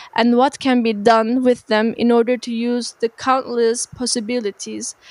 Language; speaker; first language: English; non-native, fluent; Turkish